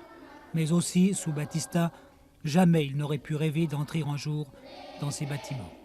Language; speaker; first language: French; native; French